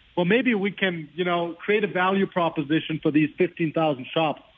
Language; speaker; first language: English; non-native, fluent; German